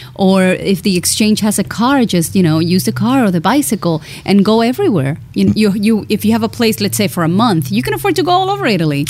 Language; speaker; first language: English; early bilingual, other home language; Spanish